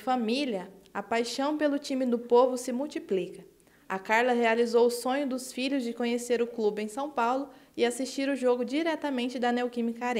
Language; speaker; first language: Portuguese; native; Portuguese